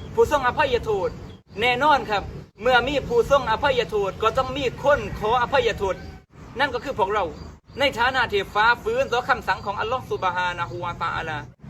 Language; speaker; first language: Thai; non-native, local second language; Malay